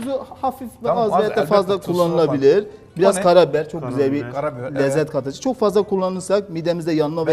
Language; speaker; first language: Turkish; native; Turkish